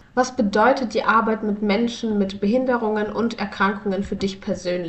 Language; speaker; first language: German; native; German